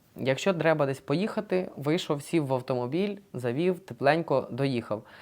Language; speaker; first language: Ukrainian; non-native, local second language; Russian